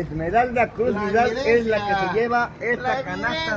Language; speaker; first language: Spanish; native; Spanish